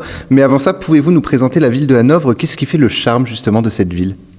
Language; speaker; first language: French; native; French